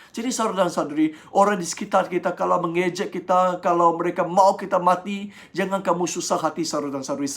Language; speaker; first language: Malay; non-native, local second language; Chinese